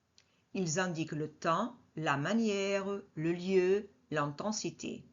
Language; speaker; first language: French; non-native, fluent; Portuguese